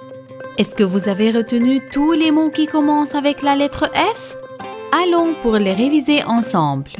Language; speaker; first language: French; non-native, fluent; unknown